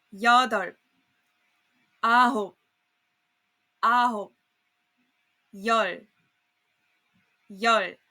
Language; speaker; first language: Korean; non-native, fluent; Serbian